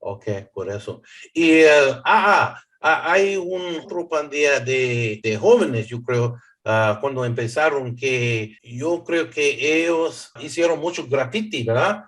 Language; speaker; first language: Spanish; early bilingual, heritage; English